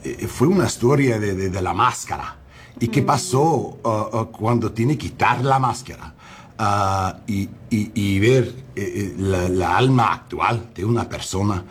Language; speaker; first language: Spanish; non-native, learner; English